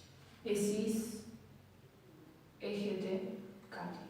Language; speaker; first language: Greek; non-native, learner; Spanish